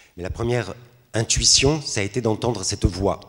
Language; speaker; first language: French; native; French